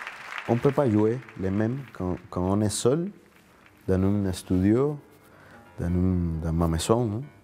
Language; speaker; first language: French; non-native, learner; Spanish